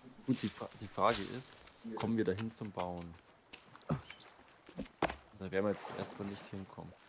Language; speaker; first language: German; native; German